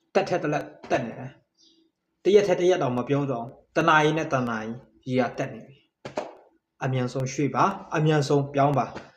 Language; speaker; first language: Burmese; native; Burmese